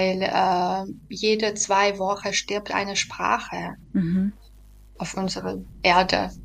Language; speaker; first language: German; non-native, fluent; Belarusian